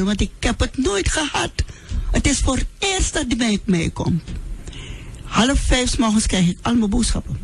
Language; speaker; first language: Dutch; non-native, local second language; Sranan Tongo